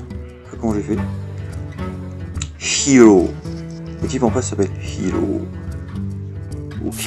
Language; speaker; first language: French; native; French